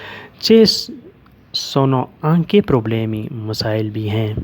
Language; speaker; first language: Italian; non-native, fluent; Urdu